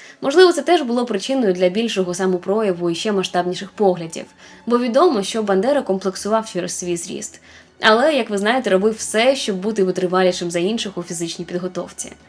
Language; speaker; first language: Ukrainian; non-native, local second language; Russian